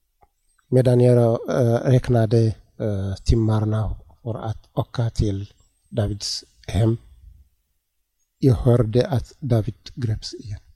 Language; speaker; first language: Swedish; non-native, learner; Tigrinya